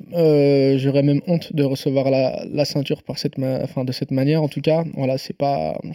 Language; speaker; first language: French; native; French